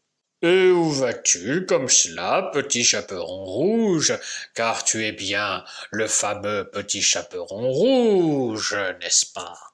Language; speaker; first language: French; native; French